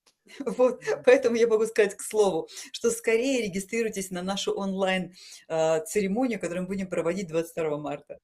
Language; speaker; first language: Russian; native; Russian